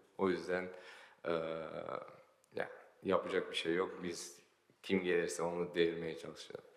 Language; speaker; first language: Turkish; early bilingual, heritage; Turkish